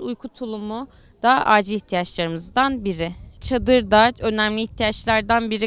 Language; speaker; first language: Turkish; native; Turkish